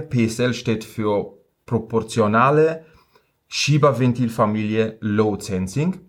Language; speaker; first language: German; non-native, fluent; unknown